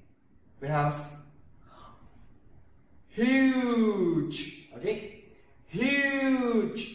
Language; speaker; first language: English; non-native, learner; Vietnamese